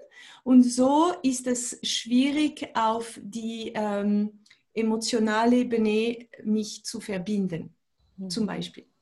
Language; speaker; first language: German; non-native, fluent; French